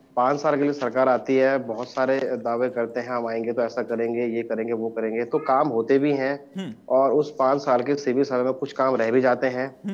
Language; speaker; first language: Hindi; native; Hindi